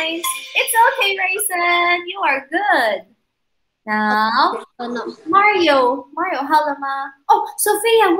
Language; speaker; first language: English; non-native, fluent; Chinese